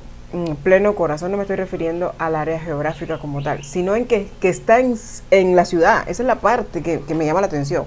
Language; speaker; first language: Spanish; native; Spanish